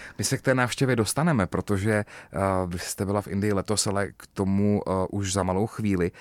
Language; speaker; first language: Czech; native; Czech